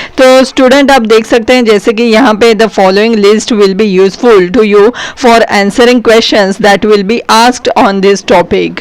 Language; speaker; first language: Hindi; non-native, local second language; Marathi